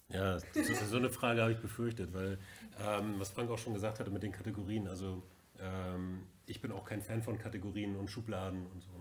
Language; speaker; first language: German; native; German